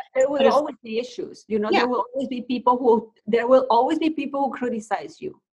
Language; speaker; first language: English; non-native, fluent; Spanish